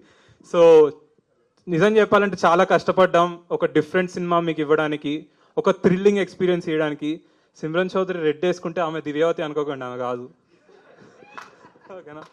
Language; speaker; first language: Telugu; native; Telugu